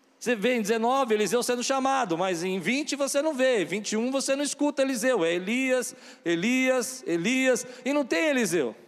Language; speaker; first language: Portuguese; native; Portuguese